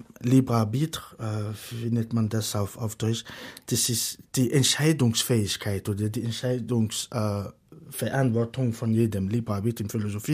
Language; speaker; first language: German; non-native, fluent; Fon